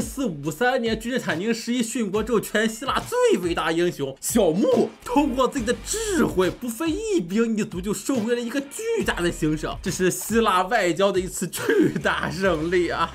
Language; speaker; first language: Chinese; native; Chinese